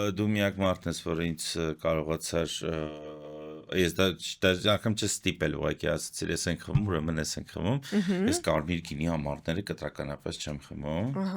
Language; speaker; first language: Armenian; native; Armenian